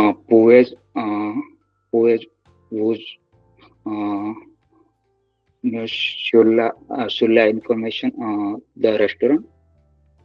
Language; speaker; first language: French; non-native, learner; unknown